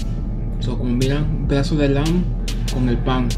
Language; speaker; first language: Spanish; early bilingual, other home language; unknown